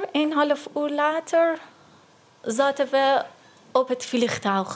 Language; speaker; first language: Dutch; non-native, learner; Persian